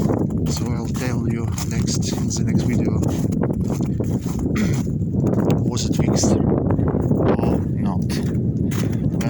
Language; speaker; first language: English; non-native, learner; Ukrainian